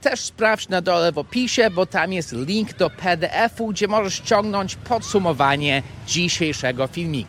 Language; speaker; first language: Polish; non-native, fluent; English